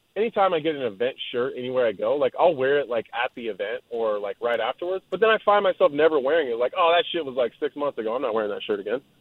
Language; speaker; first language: English; native; English